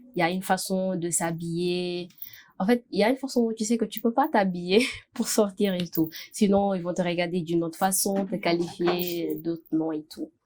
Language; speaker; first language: French; non-native, fluent; Upper Guinea Crioulo